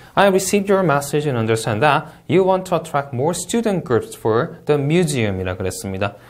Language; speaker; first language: English; non-native, fluent; Korean